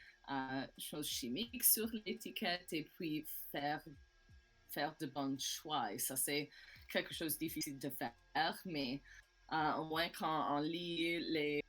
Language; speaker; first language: French; non-native, learner; English